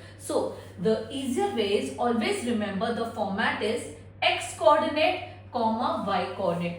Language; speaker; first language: English; non-native, local second language; Hindi